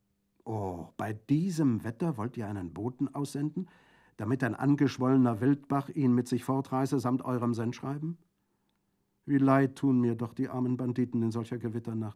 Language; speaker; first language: German; native; German